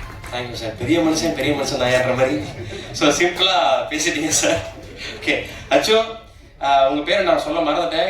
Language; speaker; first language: Tamil; native; Tamil